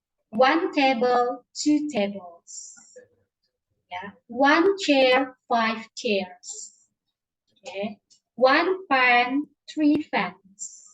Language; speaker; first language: English; non-native, learner; Indonesian